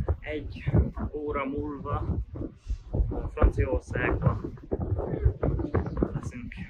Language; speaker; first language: Hungarian; non-native, learner; English